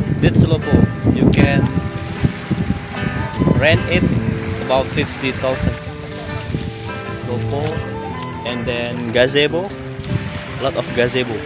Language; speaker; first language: English; non-native, learner; Indonesian